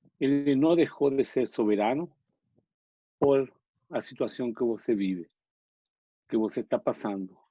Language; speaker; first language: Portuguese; non-native, learner; Spanish